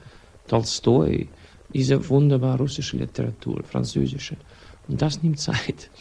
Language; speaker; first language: German; non-native, fluent; Swedish